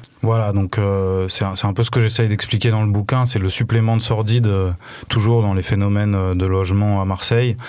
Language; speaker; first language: French; native; French